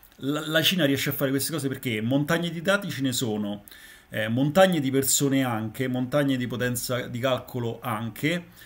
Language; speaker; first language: Italian; native; Italian